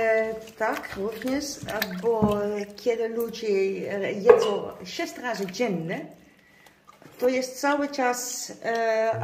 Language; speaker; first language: Polish; non-native, learner; Dutch